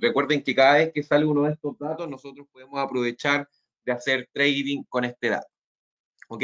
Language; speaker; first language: Spanish; native; Spanish